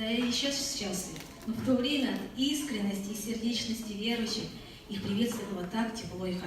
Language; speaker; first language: Russian; native; Russian